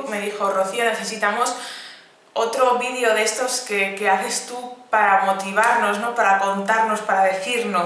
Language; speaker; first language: Spanish; native; Spanish